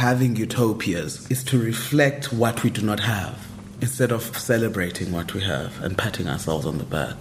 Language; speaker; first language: English; non-native, local second language; Xhosa